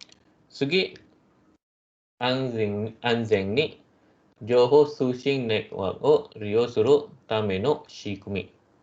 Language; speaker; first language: Japanese; non-native, fluent; Malay